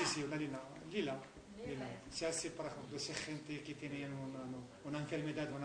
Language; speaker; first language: Spanish; non-native, learner; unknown